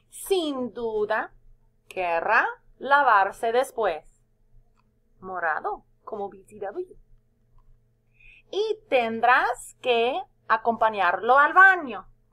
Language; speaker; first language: Spanish; non-native, fluent; English